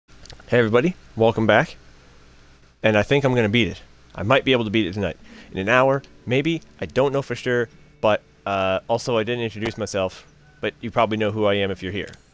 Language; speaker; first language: English; native; English